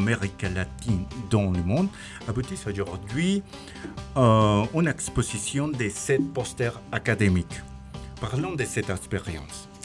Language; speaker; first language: French; non-native, fluent; Spanish